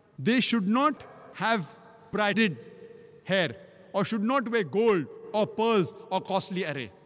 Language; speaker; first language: English; non-native, local second language; Konkani